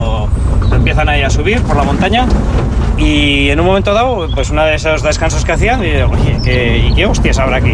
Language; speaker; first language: Spanish; native; Spanish